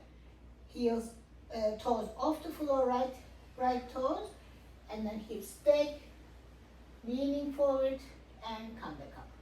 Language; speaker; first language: English; non-native, fluent; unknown